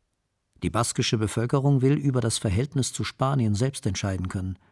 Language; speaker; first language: German; native; German